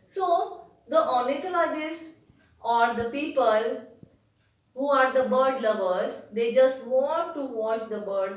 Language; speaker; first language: English; non-native, local second language; Marathi